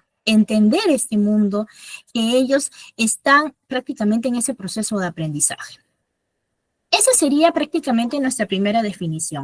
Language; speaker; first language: Spanish; native; Spanish